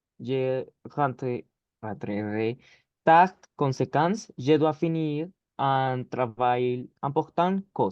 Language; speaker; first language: French; non-native, learner; Spanish